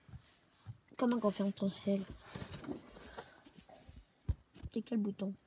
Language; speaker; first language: French; native; French